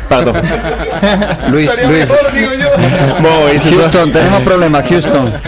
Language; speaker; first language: Spanish; native; Spanish